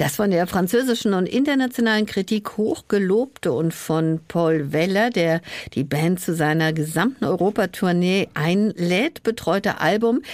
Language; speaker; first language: German; native; German